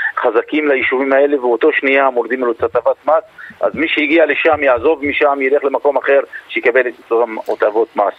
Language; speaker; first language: Hebrew; non-native, local second language; Arabic